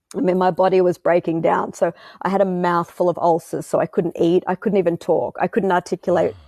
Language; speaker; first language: English; native; English